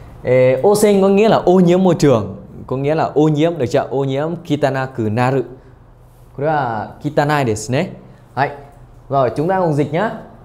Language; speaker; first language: Japanese; non-native, fluent; Vietnamese